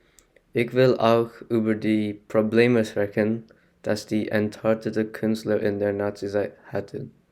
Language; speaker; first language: German; non-native, learner; English